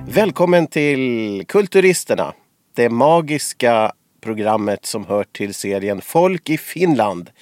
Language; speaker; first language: Swedish; native; Swedish